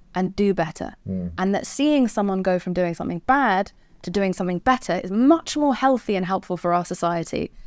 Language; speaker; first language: English; native; English